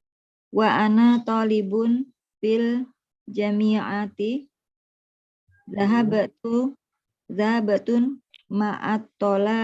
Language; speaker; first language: Arabic; non-native, learner; Indonesian